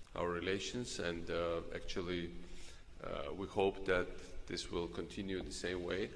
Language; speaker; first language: English; non-native, fluent; Georgian